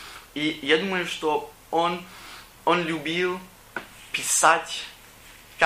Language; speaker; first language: Russian; non-native, learner; English